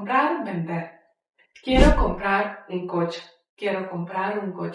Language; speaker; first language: Spanish; non-native, fluent; Ukrainian